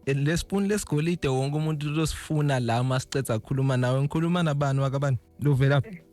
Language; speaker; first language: Zulu; native; Zulu